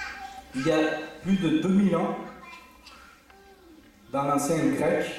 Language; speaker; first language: French; non-native, fluent; Uzbek